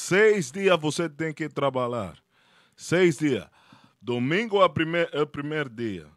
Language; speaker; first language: Portuguese; non-native, fluent; Spanish